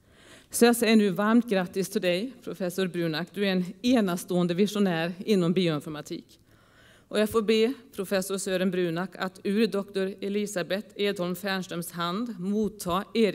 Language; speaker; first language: Swedish; native; Swedish